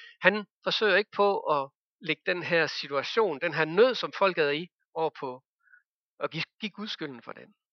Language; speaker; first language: Danish; native; Danish